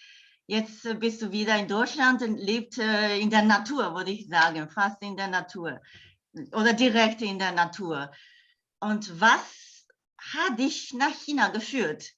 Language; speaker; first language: German; non-native, fluent; Chinese